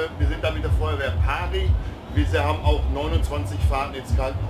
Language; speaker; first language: German; native; German